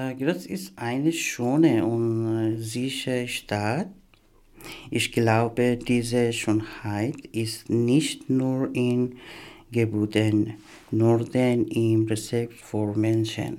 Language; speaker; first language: German; non-native, learner; Persian